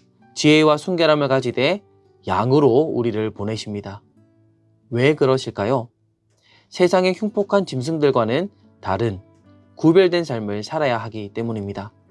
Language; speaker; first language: Korean; native; Korean